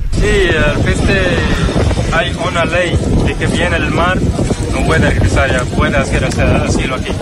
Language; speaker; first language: Spanish; non-native, learner; Arabic